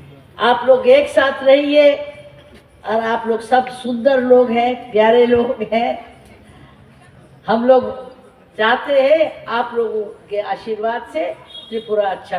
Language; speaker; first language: Hindi; non-native, local second language; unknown